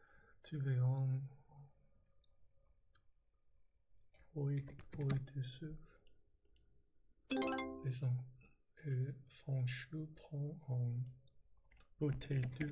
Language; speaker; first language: French; non-native, learner; English